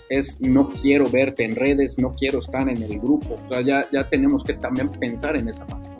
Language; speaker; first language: Spanish; native; Spanish